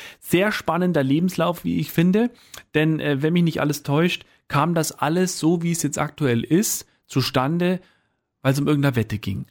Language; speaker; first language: German; native; German